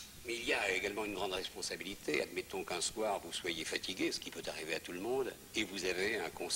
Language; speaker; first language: French; native; French